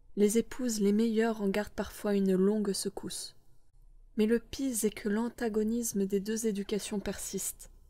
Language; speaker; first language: French; native; French